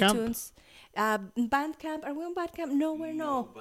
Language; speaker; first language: English; non-native, fluent; Spanish